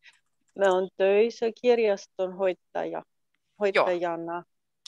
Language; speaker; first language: Finnish; non-native, learner; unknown